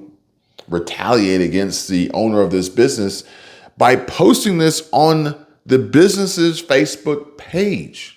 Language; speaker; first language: English; native; English